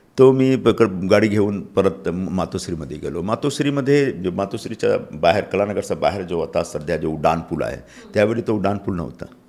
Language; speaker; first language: Marathi; non-native, local second language; Hindi